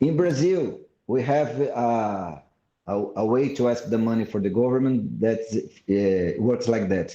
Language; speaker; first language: English; non-native, fluent; Portuguese